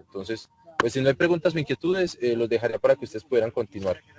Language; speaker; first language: Spanish; native; Spanish